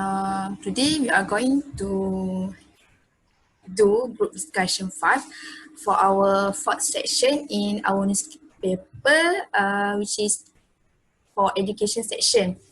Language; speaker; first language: English; non-native, local second language; Malay